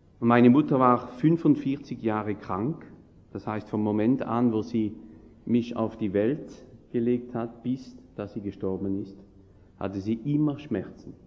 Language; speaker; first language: German; non-native, fluent; French